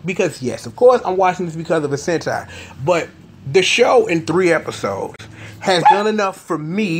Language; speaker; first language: English; native; English